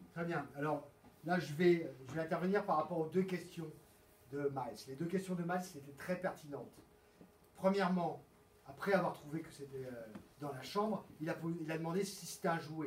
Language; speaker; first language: French; native; French